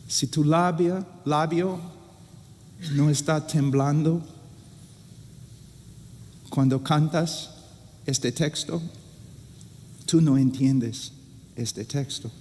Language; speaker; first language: Spanish; non-native, fluent; English